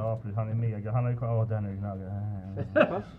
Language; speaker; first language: Swedish; native; Swedish